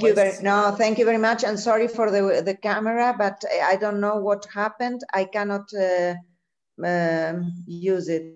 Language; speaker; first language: English; non-native, learner; Spanish